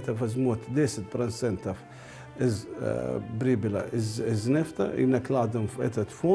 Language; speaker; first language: Russian; non-native, learner; Arabic